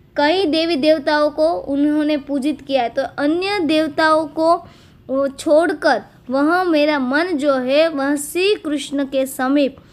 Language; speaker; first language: Hindi; non-native, local second language; Gujarati